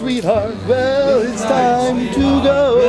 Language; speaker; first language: English; native; English